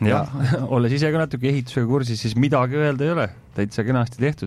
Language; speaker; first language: Estonian; native; Estonian